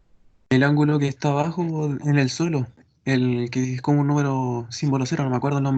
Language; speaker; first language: Spanish; native; Spanish